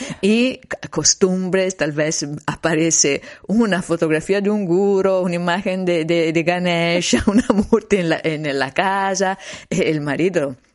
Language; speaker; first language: Spanish; non-native, fluent; Italian